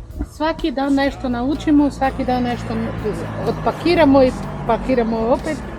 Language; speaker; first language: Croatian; non-native, learner; Portuguese